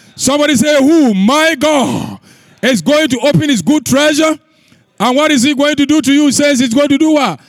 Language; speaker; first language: English; non-native, local second language; Akan